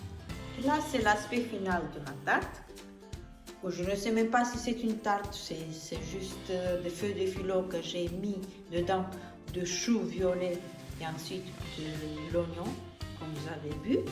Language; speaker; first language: French; non-native, fluent; Romanian